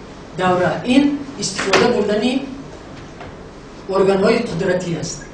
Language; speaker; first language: Persian; native; Persian